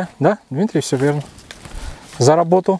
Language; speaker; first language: Russian; native; Russian